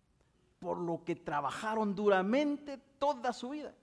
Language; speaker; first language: Spanish; native; Spanish